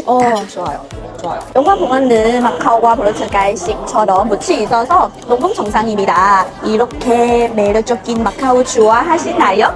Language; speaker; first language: Korean; non-native, learner; Cantonese